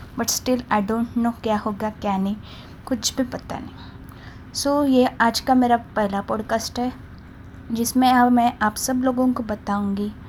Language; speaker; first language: Hindi; non-native, local second language; Marathi